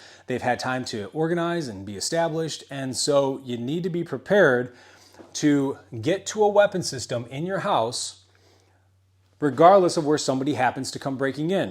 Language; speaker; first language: English; native; English